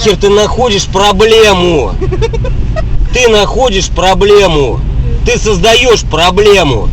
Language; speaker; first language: Russian; native; Russian